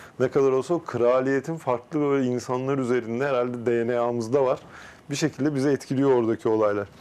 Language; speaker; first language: Turkish; native; Turkish